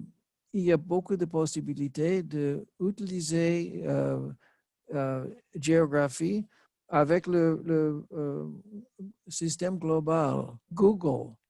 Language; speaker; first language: French; non-native, learner; English